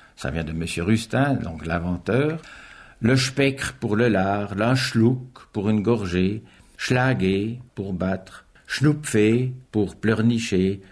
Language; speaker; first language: French; native; French